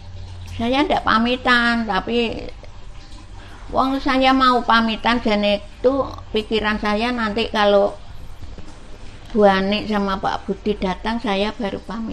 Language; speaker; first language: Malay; non-native, local second language; Javanese